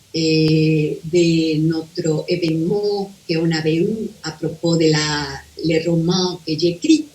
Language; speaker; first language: French; non-native, fluent; Spanish